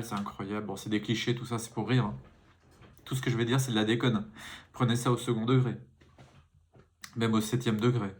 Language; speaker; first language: French; native; French